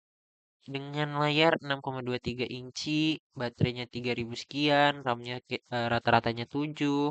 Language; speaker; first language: Indonesian; native; Indonesian